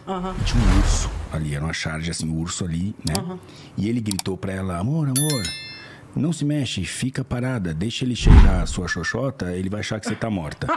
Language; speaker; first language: Portuguese; native; Portuguese